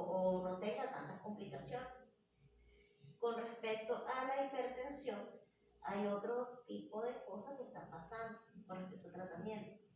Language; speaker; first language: Spanish; native; Spanish